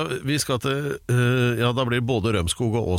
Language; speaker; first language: Norwegian; native; Norwegian